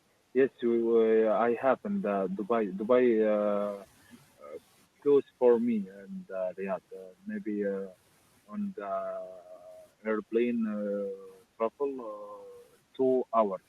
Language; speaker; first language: English; non-native, learner; Arabic